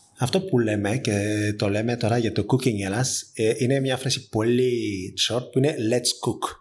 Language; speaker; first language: Greek; non-native, fluent; French